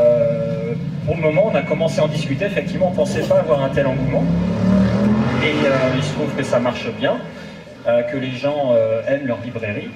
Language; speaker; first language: French; native; French